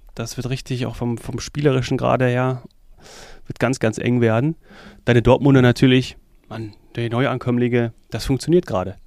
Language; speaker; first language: German; native; German